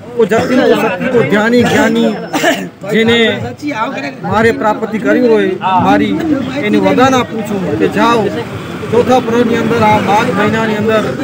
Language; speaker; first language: Gujarati; non-native, local second language; Kachhi